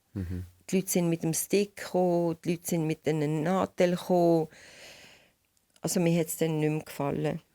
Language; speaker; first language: German; non-native, learner; Catalan